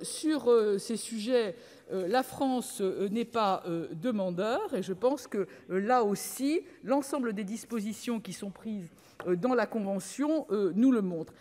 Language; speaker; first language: French; native; French